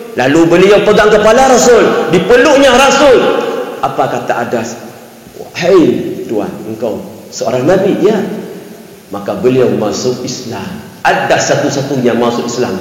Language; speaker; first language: Malay; non-native, local second language; Achinese